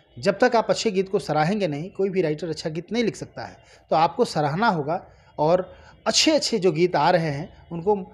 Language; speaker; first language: Hindi; native; Hindi